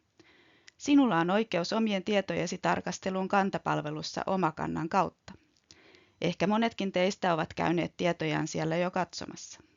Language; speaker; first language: Finnish; native; Finnish